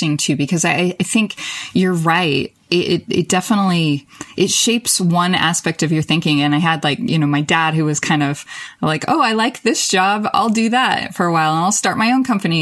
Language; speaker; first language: English; native; English